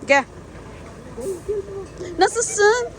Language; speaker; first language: Turkish; non-native, learner; Filipino